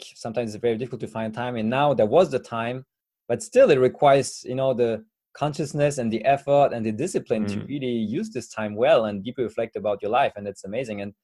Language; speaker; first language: English; non-native, fluent; French